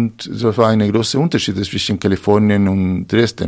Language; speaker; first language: German; non-native, fluent; Spanish